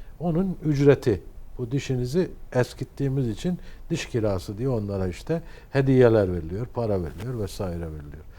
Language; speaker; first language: Turkish; native; Turkish